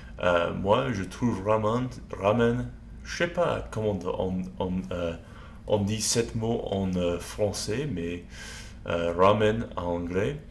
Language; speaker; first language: French; non-native, learner; English